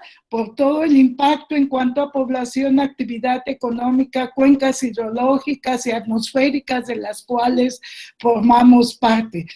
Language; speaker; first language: Spanish; native; Spanish